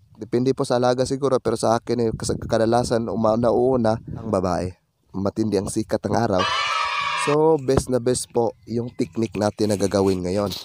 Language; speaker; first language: Filipino; non-native, local second language; Cebuano